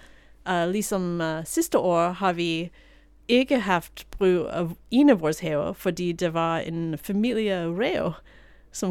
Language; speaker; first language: Danish; non-native, fluent; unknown